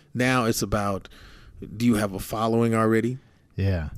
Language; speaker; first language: English; native; English